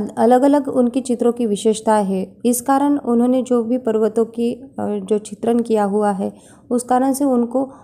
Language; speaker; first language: Hindi; non-native, local second language; Marathi